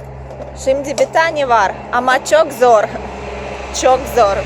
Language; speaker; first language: Turkish; non-native, learner; Russian